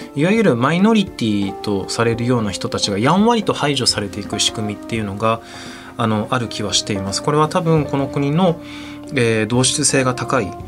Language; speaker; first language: Japanese; native; Japanese